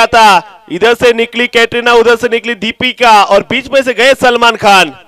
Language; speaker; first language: Hindi; non-native, local second language; Marathi